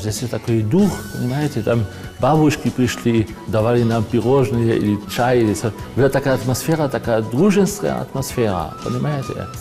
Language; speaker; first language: Russian; non-native, fluent; German